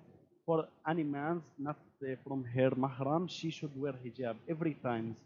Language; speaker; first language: English; non-native, learner; Arabic